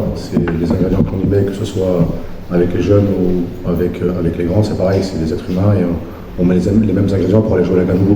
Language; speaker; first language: French; native; French